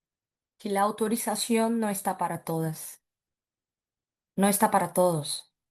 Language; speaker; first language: Spanish; non-native, fluent; Portuguese